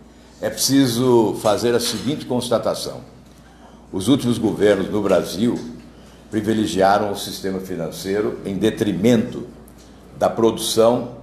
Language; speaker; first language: Portuguese; native; Portuguese